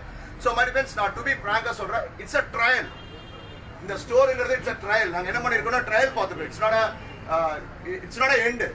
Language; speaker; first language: Tamil; native; Tamil